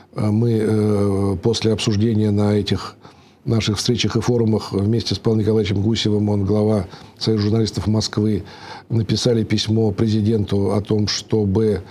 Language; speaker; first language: Russian; native; Russian